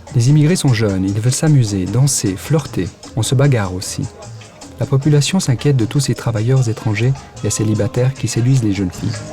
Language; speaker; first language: French; early bilingual, other home language; Italian